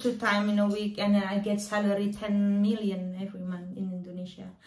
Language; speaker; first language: English; non-native, learner; Indonesian